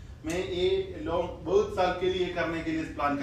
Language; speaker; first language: Hindi; non-native, fluent; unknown